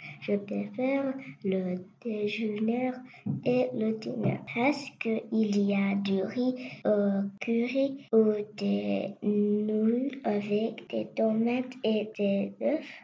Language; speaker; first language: French; non-native, learner; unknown